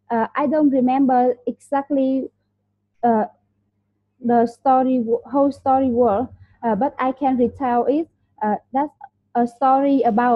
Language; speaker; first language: English; non-native, learner; Vietnamese